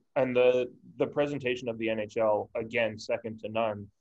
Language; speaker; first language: English; native; English